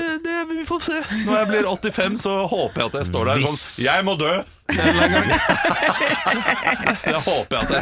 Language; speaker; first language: Norwegian; native; Norwegian